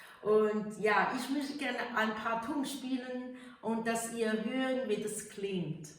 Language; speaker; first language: German; non-native, learner; Chinese